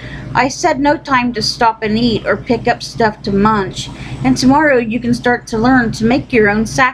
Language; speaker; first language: English; native; English